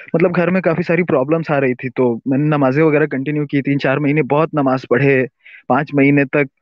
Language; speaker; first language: Hindi; non-native, local second language; Urdu